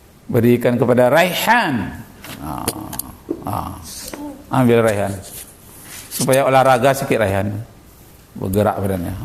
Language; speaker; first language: Indonesian; native; Indonesian